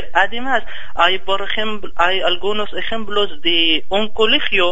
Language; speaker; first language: Spanish; non-native, fluent; Arabic